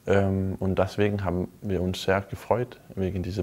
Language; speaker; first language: German; non-native, fluent; Danish